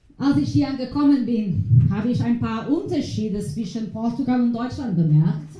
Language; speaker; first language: German; non-native, learner; Portuguese